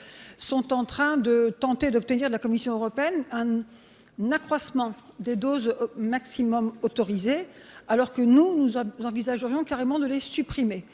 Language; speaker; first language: French; native; French